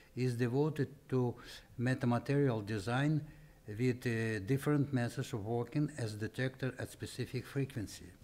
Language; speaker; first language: English; non-native, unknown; Russian